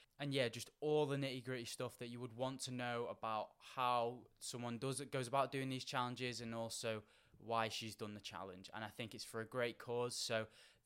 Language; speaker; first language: English; native; English